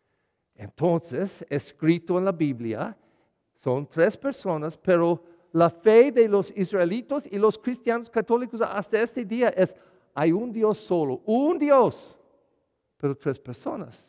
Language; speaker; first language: Spanish; non-native, learner; English